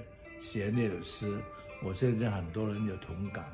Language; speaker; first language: Chinese; non-native, local second language; Cantonese